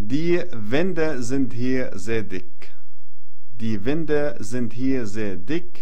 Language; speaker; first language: German; non-native, fluent; Arabic